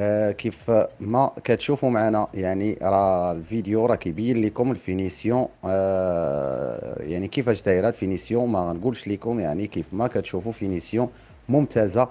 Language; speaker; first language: Arabic; native; Arabic